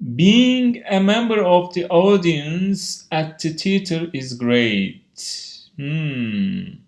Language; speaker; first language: English; non-native, fluent; Turkish